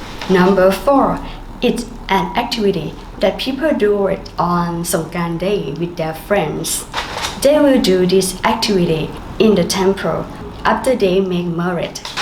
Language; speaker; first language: English; non-native, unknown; Thai